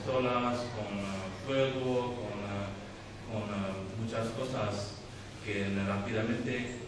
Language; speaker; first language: Spanish; non-native, learner; Urdu